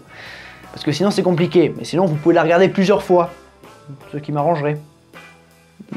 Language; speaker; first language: French; native; French